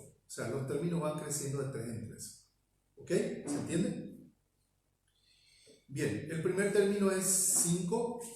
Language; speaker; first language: Spanish; native; Spanish